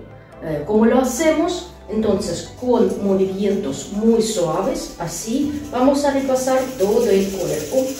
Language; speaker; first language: Spanish; non-native, fluent; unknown